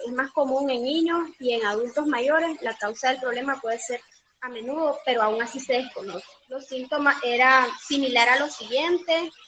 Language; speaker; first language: Spanish; native; Spanish